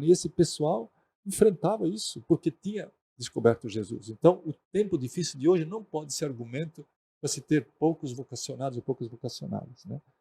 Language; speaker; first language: Portuguese; non-native, local second language; German